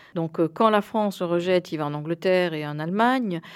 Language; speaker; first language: French; early bilingual, heritage; Spanish